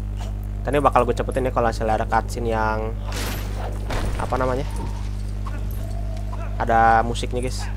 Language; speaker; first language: Indonesian; native; Indonesian